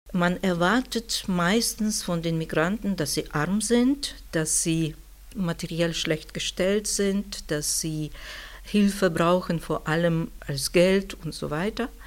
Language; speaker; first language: German; non-native, fluent; Russian